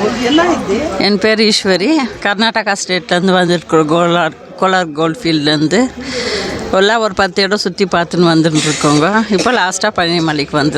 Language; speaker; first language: Tamil; native; Tamil